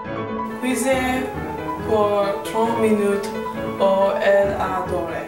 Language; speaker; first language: French; non-native, learner; English